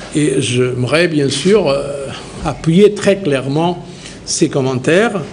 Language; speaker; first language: French; non-native, fluent; Portuguese